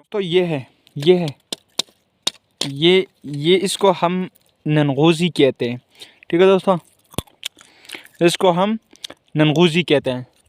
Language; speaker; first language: Hindi; non-native, local second language; Pashto